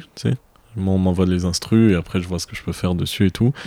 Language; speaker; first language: French; native; French